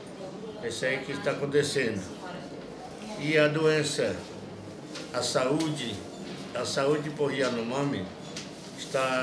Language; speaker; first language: Portuguese; non-native, local second language; Yanomámi